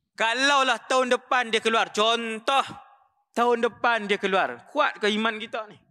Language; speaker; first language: Malay; native; Malay